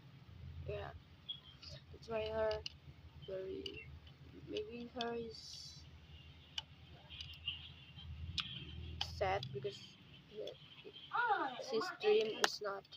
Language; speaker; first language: English; non-native, learner; Indonesian